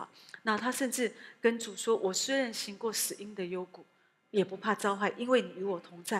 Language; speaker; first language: Chinese; native; Chinese